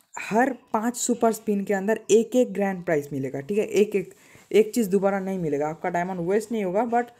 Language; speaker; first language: Hindi; non-native, local second language; Bangla